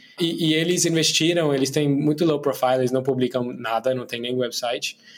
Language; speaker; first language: Portuguese; non-native, fluent; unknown